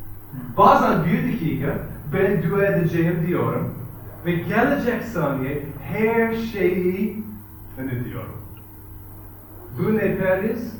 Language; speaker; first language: Turkish; non-native, fluent; English